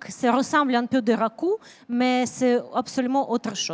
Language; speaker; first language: French; non-native, learner; Ukrainian